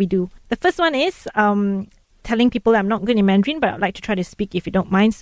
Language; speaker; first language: English; native; English